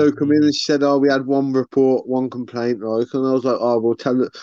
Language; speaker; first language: English; early bilingual, other home language; Spanish